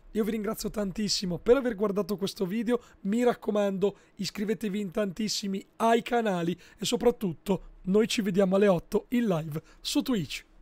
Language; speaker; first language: Italian; native; Italian